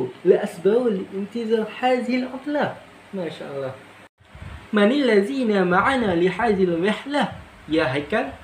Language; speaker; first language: Arabic; non-native, learner; Malay